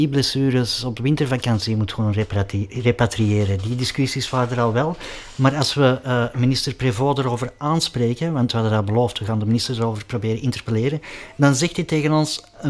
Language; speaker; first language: Dutch; native; Dutch